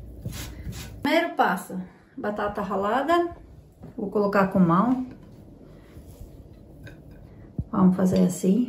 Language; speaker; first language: Portuguese; non-native, learner; Ukrainian